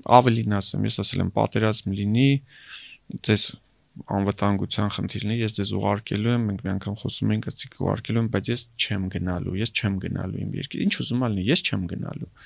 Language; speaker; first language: Armenian; native; Armenian